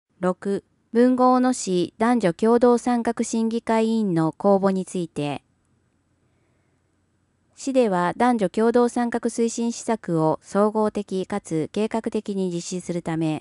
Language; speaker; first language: Japanese; native; Japanese